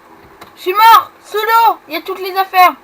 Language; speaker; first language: French; native; French